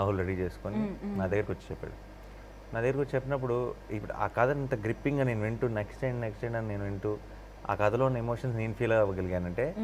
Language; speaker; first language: Telugu; native; Telugu